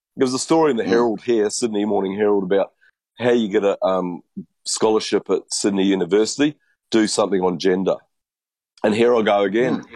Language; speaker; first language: English; native; English